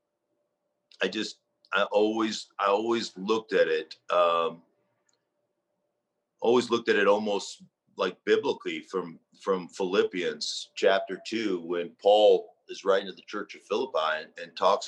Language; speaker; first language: English; native; English